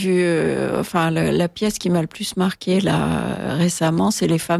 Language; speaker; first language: French; native; French